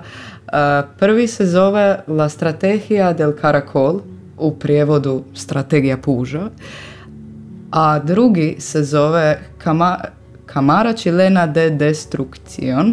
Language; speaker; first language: Croatian; native; Croatian